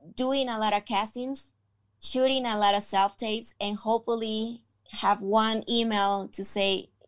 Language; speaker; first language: English; non-native, fluent; Spanish